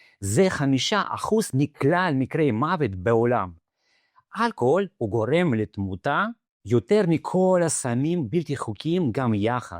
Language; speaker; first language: Hebrew; non-native, fluent; Russian